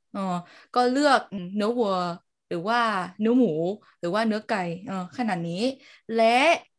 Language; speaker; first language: Thai; non-native, learner; Vietnamese